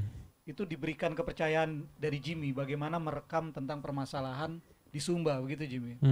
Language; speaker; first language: Indonesian; native; Indonesian